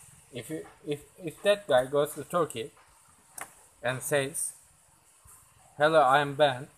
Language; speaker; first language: English; non-native, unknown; Turkish